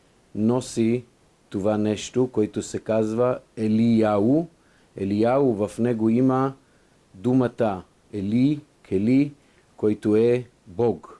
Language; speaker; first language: Bulgarian; non-native, fluent; Hebrew